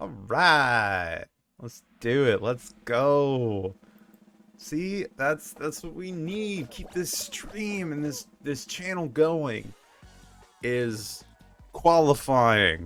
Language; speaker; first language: English; native; English